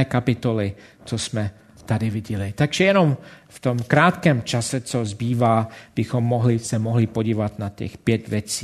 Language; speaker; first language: Czech; non-native, fluent; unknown